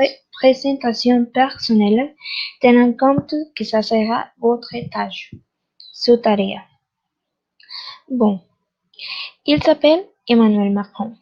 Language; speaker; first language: French; non-native, fluent; Spanish